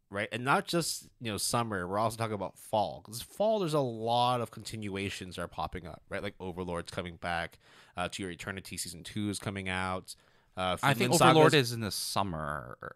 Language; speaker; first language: English; non-native, local second language; Cantonese